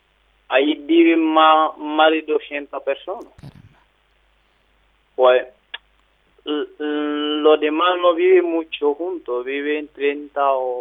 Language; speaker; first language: Spanish; non-native, learner; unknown